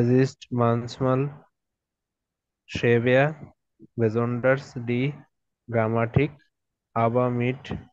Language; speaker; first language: German; non-native, learner; Bangla